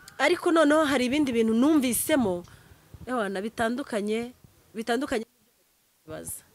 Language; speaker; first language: Kinyarwanda; early bilingual, heritage; Kinyarwanda